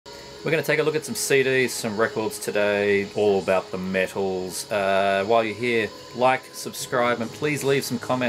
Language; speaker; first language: English; native; English